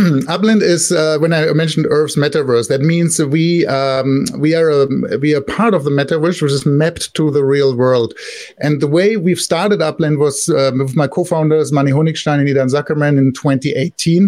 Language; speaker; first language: English; non-native, fluent; German